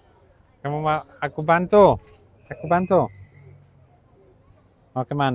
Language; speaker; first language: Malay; non-native, learner; Catalan